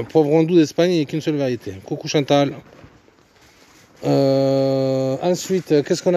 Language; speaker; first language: French; native; French